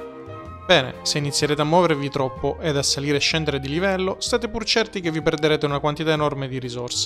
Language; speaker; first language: Italian; native; Italian